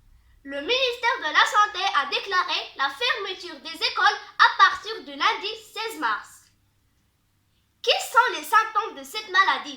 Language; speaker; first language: French; non-native, learner; Arabic